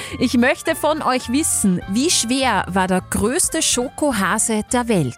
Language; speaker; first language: German; native; German